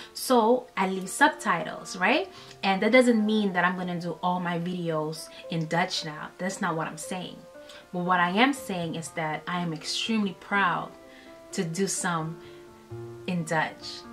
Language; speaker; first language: English; early bilingual, other home language; Dutch